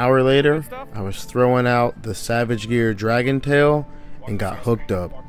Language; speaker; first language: English; native; English